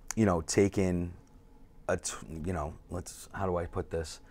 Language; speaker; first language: English; native; English